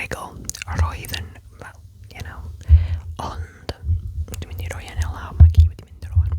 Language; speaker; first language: Welsh; non-native, local second language; English